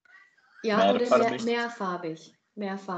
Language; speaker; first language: German; non-native, fluent; Czech